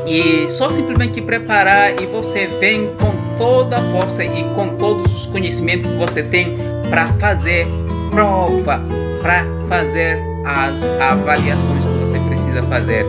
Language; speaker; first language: Portuguese; non-native, local second language; Upper Guinea Crioulo